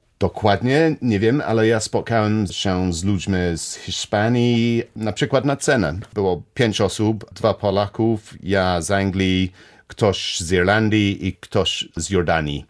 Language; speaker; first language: Polish; non-native, learner; English